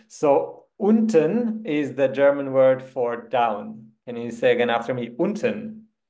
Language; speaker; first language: English; non-native, fluent; German